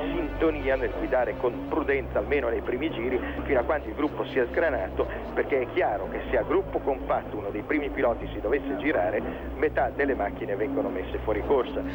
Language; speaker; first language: Italian; native; Italian